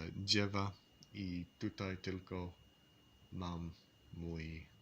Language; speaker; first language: Polish; non-native, learner; English